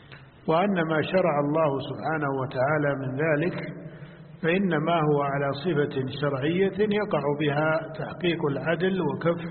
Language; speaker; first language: Arabic; native; Arabic